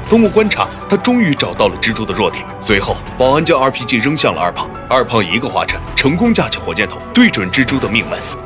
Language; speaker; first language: Chinese; native; Chinese